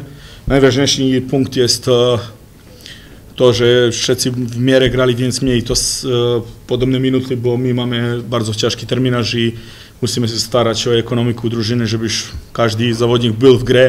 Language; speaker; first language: Polish; non-native, fluent; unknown